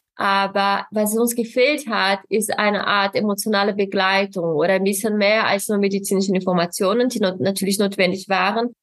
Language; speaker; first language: German; non-native, fluent; Portuguese